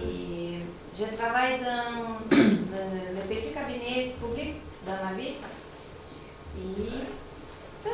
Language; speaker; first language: French; non-native, learner; Portuguese